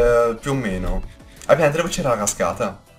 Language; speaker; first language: Italian; native; Italian